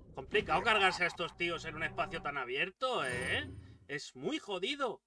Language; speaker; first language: Spanish; native; Spanish